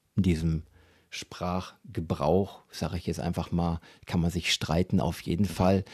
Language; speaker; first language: German; native; German